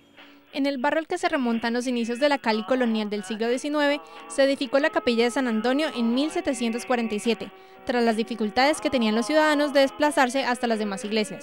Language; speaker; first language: Spanish; native; Spanish